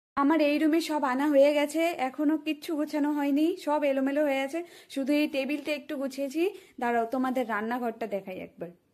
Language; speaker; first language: Bangla; non-native, local second language; Hindi